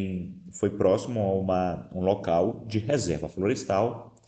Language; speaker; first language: Portuguese; native; Portuguese